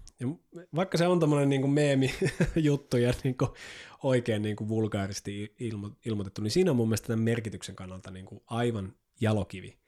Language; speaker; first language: Finnish; native; Finnish